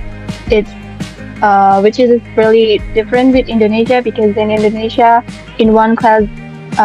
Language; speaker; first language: English; non-native, learner; Indonesian